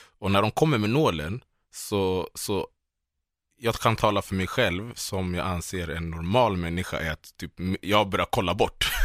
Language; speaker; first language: Swedish; early bilingual, other home language; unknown